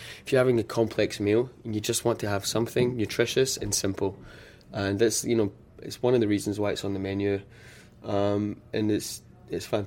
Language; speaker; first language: English; native; English